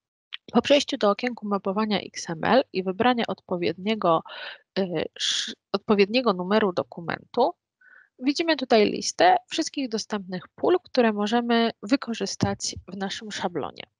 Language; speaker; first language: Polish; native; Polish